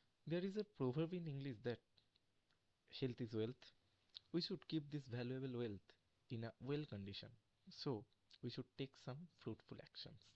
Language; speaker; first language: English; non-native, local second language; Bangla